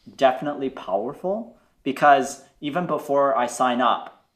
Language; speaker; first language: English; native; English